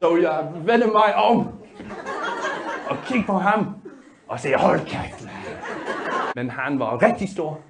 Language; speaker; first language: Danish; non-native, learner; English